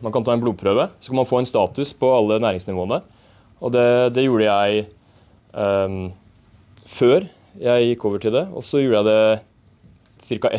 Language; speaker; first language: Norwegian; native; Norwegian